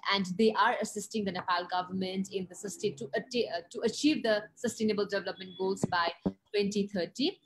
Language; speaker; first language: English; non-native, local second language; Nepali